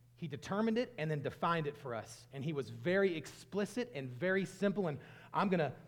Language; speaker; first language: English; native; English